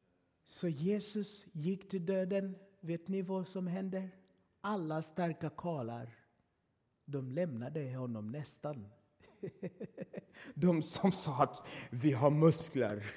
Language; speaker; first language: Swedish; non-native, fluent; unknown